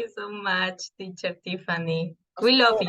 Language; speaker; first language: English; non-native, fluent; Spanish